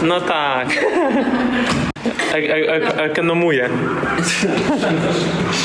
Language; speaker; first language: Polish; non-native, learner; Russian